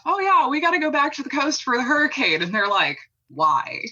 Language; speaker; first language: English; native; English